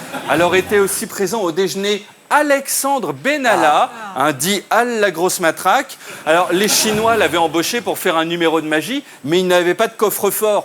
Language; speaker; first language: French; native; French